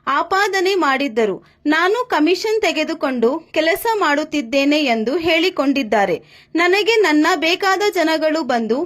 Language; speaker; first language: Kannada; native; Kannada